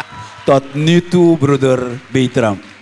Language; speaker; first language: Dutch; non-native, local second language; Papiamento